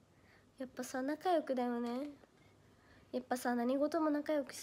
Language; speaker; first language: Japanese; native; Japanese